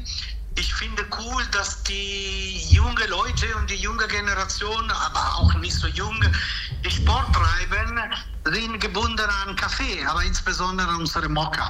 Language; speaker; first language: German; non-native, fluent; Italian